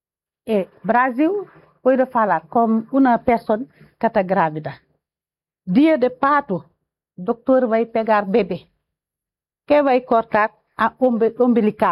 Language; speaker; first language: Portuguese; non-native, learner; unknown